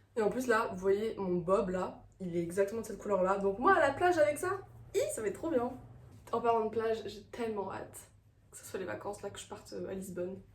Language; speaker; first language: French; native; French